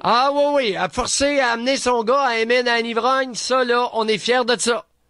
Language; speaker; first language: French; native; French